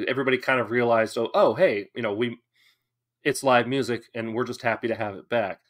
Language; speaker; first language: English; native; English